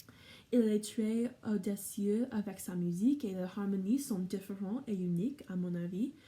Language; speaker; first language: French; non-native, learner; English